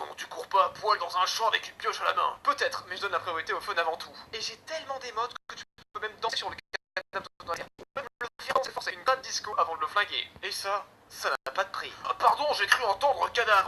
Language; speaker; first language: French; native; French